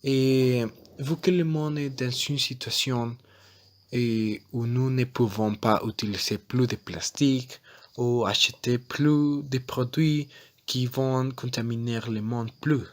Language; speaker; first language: French; non-native, learner; Spanish